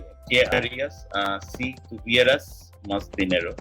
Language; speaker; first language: Spanish; non-native, learner; English